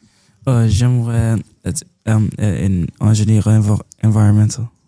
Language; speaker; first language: French; non-native, local second language; English